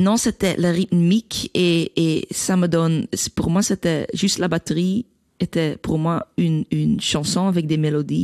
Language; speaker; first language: French; non-native, learner; Dutch